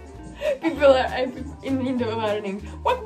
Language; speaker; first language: English; non-native, learner; Czech